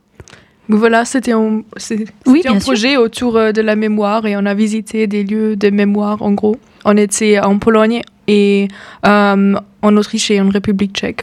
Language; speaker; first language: French; native; French